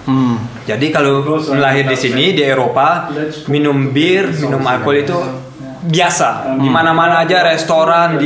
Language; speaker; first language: Indonesian; early bilingual, heritage; German